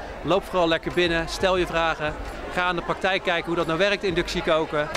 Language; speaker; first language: Dutch; native; Dutch